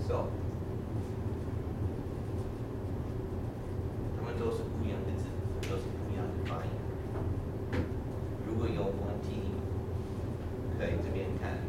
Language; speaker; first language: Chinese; non-native, learner; English